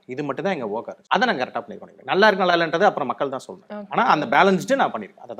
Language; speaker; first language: Tamil; native; Tamil